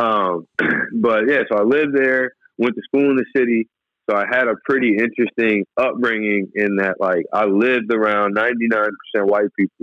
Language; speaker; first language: English; native; English